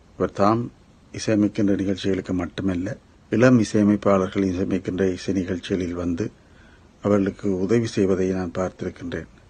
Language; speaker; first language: Tamil; native; Tamil